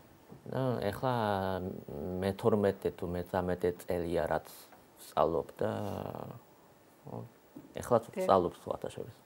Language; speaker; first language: Georgian; non-native, fluent; Japanese